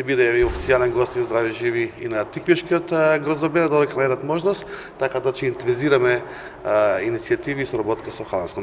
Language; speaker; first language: Macedonian; native; Macedonian